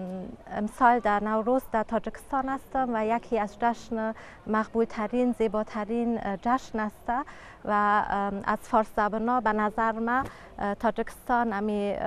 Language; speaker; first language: Persian; early bilingual, heritage; Persian